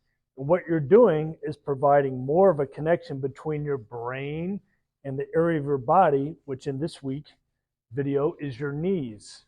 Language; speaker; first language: English; native; English